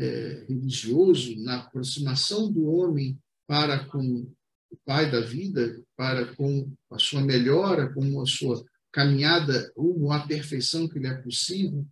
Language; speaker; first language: Portuguese; native; Portuguese